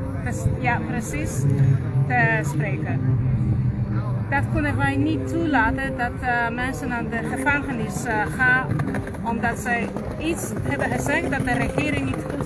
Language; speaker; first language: Dutch; non-native, fluent; Polish